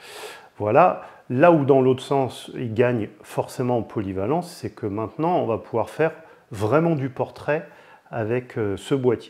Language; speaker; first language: French; native; French